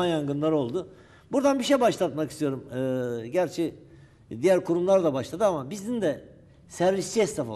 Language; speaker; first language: Turkish; native; Turkish